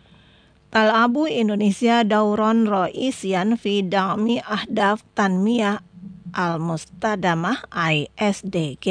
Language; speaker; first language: Arabic; non-native, fluent; Indonesian